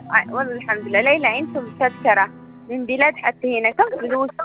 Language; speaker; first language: Arabic; non-native, learner; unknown